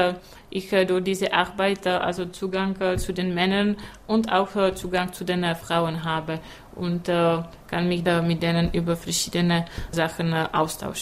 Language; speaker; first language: German; non-native, fluent; Czech